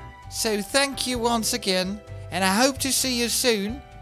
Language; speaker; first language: English; non-native, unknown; German